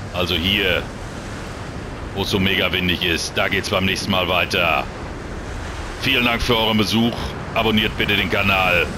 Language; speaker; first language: German; native; German